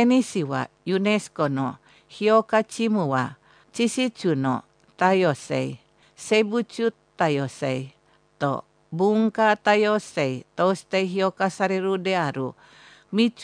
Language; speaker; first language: Japanese; non-native, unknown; Indonesian